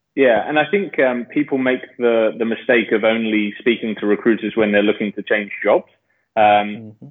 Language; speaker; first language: English; native; English